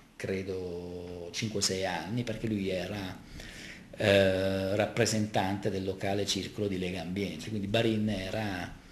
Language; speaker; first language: Italian; native; Italian